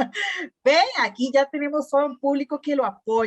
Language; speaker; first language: Spanish; native; Spanish